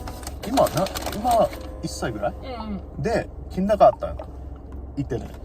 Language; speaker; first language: Japanese; non-native, learner; English